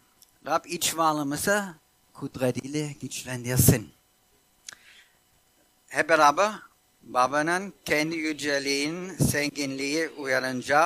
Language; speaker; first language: Turkish; non-native, fluent; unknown